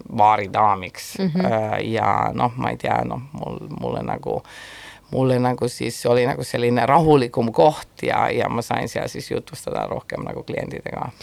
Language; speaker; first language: Estonian; non-native, fluent; Italian